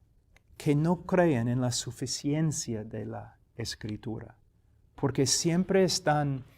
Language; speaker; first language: Spanish; non-native, fluent; English